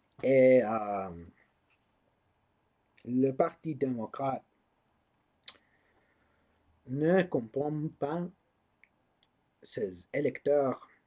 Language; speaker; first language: French; non-native, learner; English